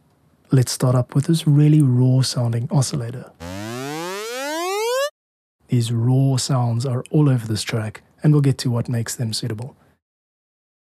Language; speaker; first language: English; native; English